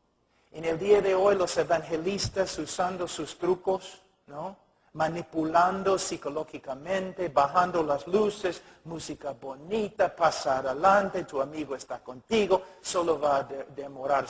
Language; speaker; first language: Spanish; non-native, fluent; English